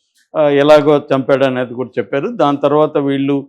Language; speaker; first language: Telugu; native; Telugu